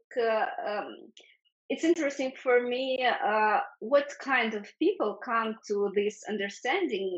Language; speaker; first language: English; non-native, fluent; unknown